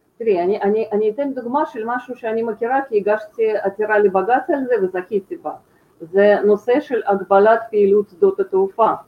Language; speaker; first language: Hebrew; non-native, fluent; Russian